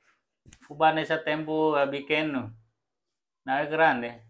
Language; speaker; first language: Portuguese; non-native, learner; Vietnamese